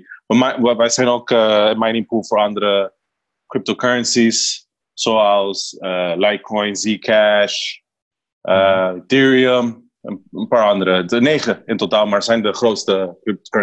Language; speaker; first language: Dutch; non-native, learner; Spanish